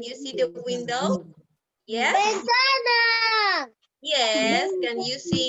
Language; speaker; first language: English; non-native, fluent; Spanish